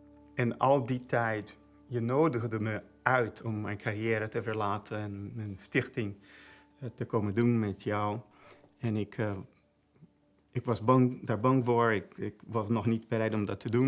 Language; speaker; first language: Dutch; non-native, fluent; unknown